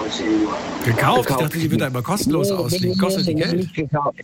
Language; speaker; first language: German; native; German